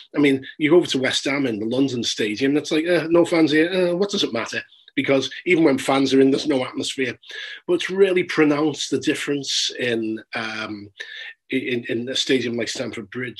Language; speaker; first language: English; native; English